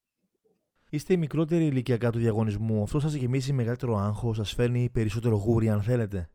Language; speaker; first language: Greek; native; Greek